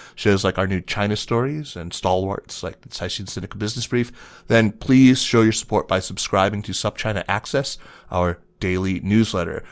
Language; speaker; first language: English; native; English